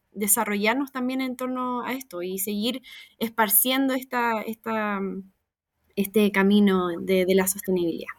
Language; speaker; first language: Spanish; native; Spanish